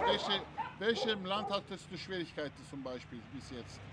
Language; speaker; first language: German; non-native, fluent; Turkish